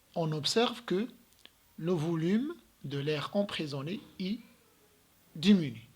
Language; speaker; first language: French; non-native, local second language; Arabic